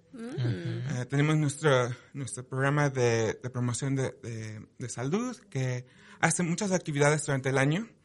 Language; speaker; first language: Spanish; early bilingual, heritage; Spanish